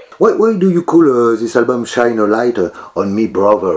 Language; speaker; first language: English; non-native, learner; French